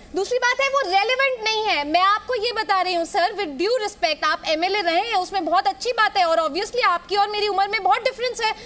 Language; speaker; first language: Hindi; native; Hindi